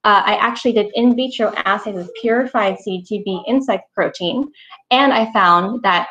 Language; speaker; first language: English; native; English